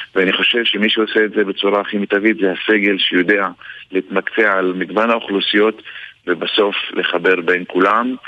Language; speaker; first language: Hebrew; non-native, local second language; Arabic